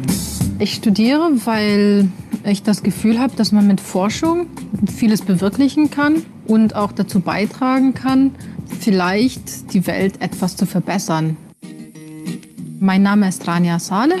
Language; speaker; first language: German; non-native, fluent; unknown